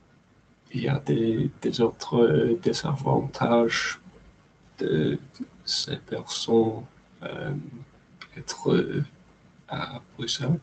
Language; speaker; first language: French; non-native, learner; English